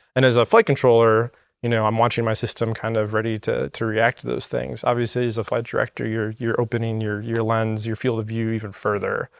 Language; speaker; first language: English; native; English